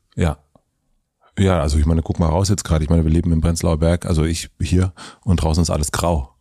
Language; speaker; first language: German; native; German